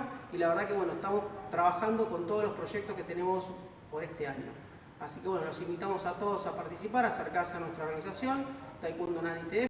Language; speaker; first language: Spanish; native; Spanish